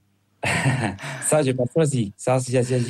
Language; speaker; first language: French; non-native, fluent; Spanish